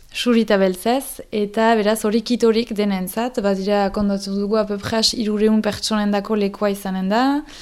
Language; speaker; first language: Basque; native; Basque